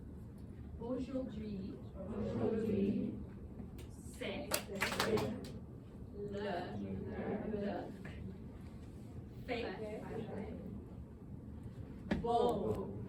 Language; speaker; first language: French; non-native, local second language; English